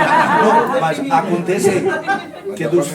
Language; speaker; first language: Portuguese; non-native, fluent; Spanish